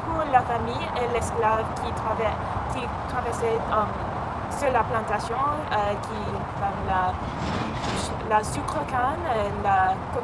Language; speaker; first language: French; non-native, learner; English